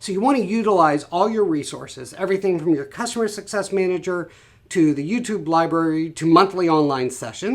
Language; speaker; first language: English; native; English